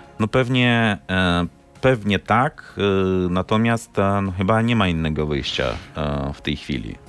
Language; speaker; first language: Polish; non-native, fluent; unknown